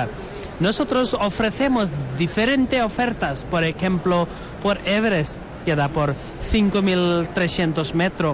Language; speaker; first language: Spanish; non-native, learner; Nepali